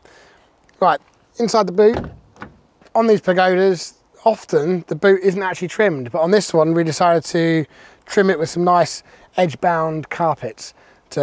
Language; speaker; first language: English; native; English